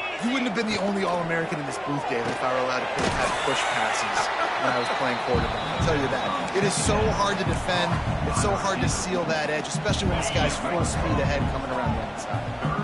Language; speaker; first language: English; native; English